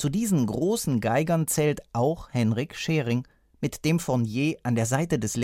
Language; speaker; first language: German; native; German